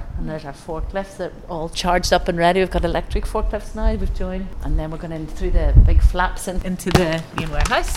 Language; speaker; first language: English; native; English